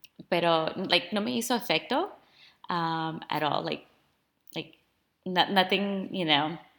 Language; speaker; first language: English; early bilingual, other home language; Spanish